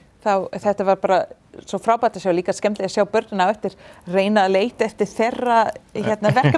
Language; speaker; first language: Icelandic; non-native, learner; English